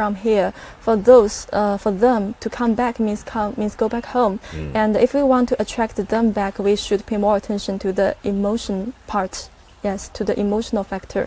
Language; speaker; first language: English; non-native, fluent; Chinese